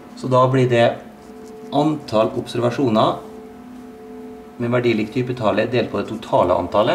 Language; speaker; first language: Norwegian; native; Norwegian